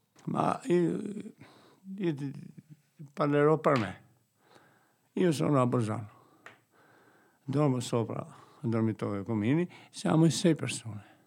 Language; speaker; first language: Italian; non-native, fluent; Albanian